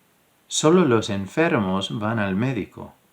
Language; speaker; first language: Spanish; non-native, fluent; English